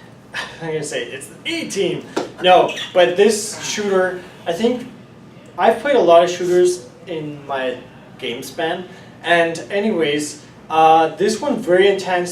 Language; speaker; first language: English; native; English